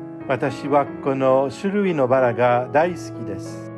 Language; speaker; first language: Japanese; non-native, learner; French